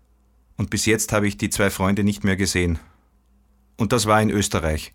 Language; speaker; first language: German; non-native, fluent; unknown